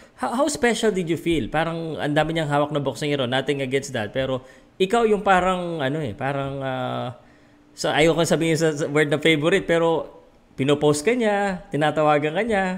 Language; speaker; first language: Filipino; native; Filipino